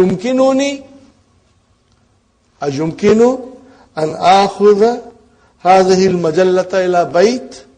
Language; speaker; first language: Arabic; non-native, fluent; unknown